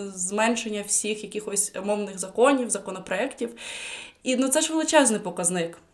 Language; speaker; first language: Ukrainian; non-native, local second language; Russian